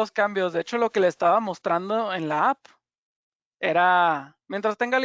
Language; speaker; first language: Spanish; native; Spanish